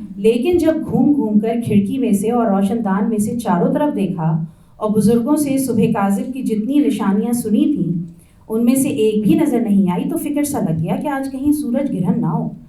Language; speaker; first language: Urdu; native; Urdu